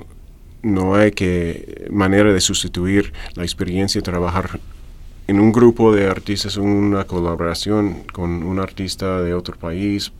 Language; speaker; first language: Spanish; non-native, fluent; English